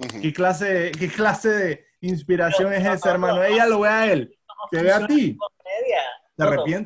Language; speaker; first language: Spanish; native; Spanish